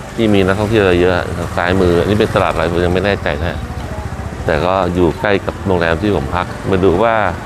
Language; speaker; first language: Thai; native; Thai